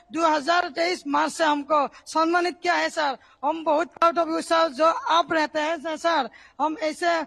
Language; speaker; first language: Hindi; non-native, local second language; Assamese